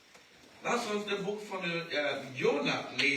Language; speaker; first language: German; non-native, learner; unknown